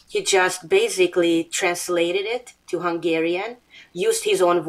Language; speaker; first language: English; non-native, fluent; Hungarian